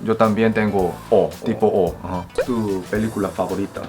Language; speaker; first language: Spanish; non-native, fluent; Korean